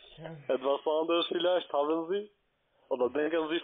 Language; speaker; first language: German; non-native, learner; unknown